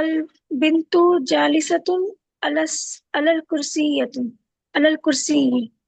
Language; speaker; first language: Arabic; non-native, learner; Urdu